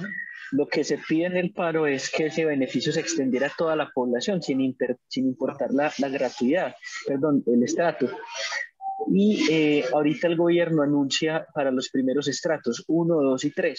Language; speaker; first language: Spanish; native; Spanish